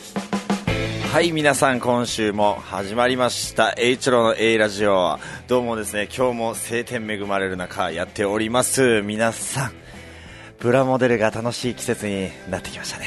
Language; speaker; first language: Japanese; native; Japanese